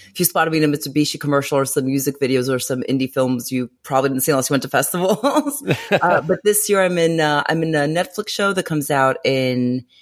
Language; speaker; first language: English; early bilingual, other home language; Greek